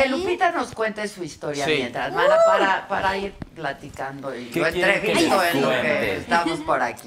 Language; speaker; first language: Spanish; native; Spanish